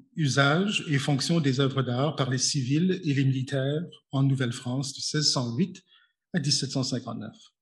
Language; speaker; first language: French; native; French